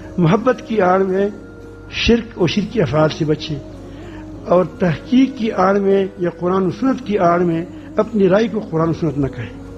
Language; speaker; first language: Urdu; non-native, local second language; Pashto